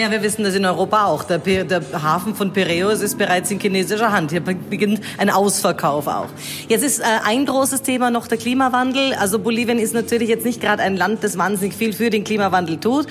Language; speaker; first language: German; native; German